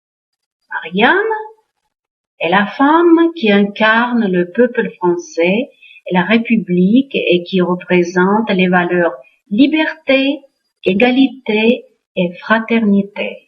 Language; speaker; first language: French; non-native, fluent; Uzbek